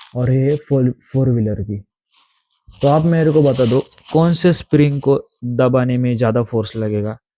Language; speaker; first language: Hindi; non-native, local second language; Marathi